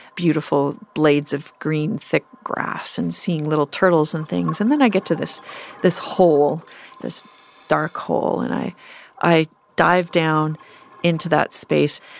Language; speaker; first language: English; native; English